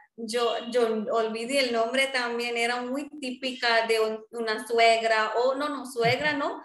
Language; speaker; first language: Spanish; non-native, fluent; Marwari